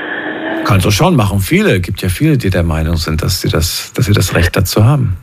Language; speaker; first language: German; native; German